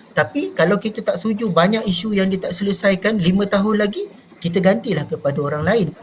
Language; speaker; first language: Malay; native; Malay